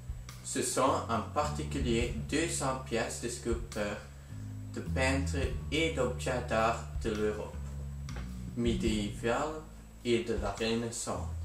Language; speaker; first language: French; non-native, learner; Dutch